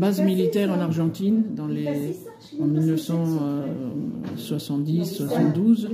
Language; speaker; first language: French; early bilingual, other home language; Spanish